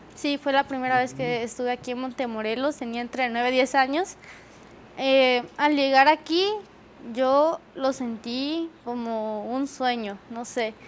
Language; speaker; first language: Spanish; native; Spanish